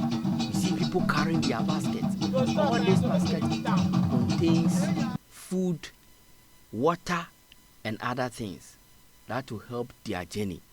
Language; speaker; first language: English; non-native, local second language; Akan